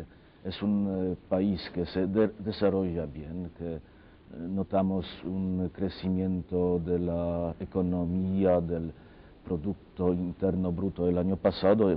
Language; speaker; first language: Spanish; non-native, fluent; Polish